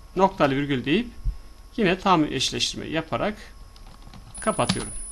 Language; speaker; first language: Turkish; native; Turkish